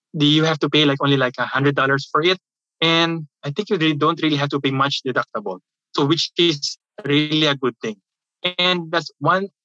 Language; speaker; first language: English; non-native, local second language; Filipino